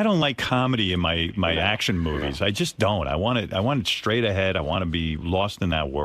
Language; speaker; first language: English; native; English